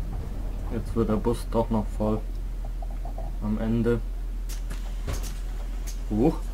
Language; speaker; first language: German; native; German